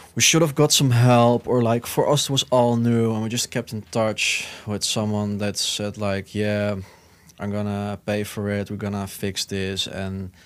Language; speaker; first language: English; non-native, fluent; Dutch